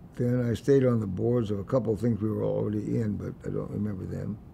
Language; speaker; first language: English; native; English